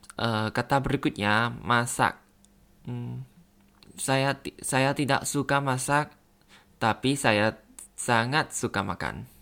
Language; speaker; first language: Indonesian; non-native, learner; Thai